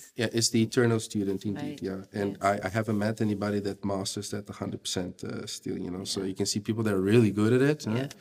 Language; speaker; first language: English; non-native, fluent; Portuguese